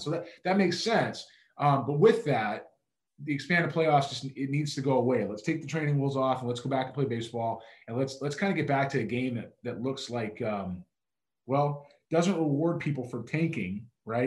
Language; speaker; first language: English; native; English